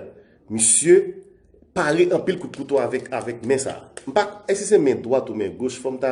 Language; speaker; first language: French; non-native, learner; Haitian Creole